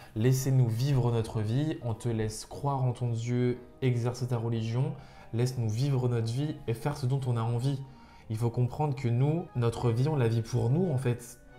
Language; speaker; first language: French; native; French